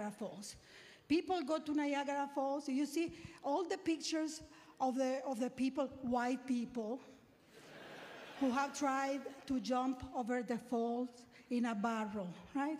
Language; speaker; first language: English; non-native, fluent; Spanish